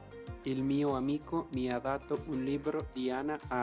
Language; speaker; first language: Italian; non-native, learner; Spanish